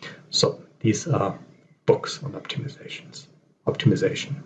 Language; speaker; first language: English; non-native, fluent; German